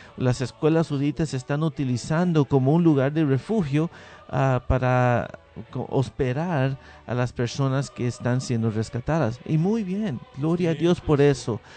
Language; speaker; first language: Spanish; early bilingual, heritage; Spanish